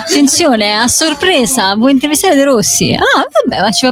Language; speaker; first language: Italian; native; Italian